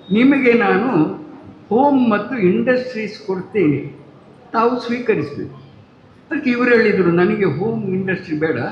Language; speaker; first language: Kannada; non-native, local second language; Tulu